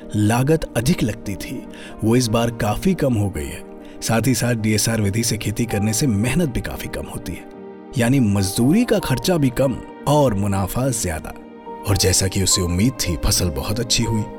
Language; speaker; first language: Hindi; native; Hindi